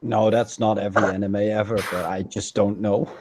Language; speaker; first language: English; native; English